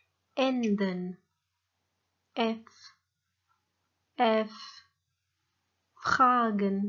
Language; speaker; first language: German; non-native, fluent; Arabic